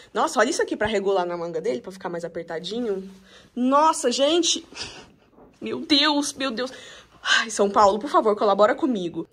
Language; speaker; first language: Portuguese; native; Portuguese